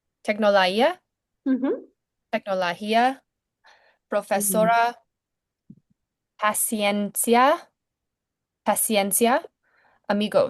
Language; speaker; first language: Spanish; non-native, learner; English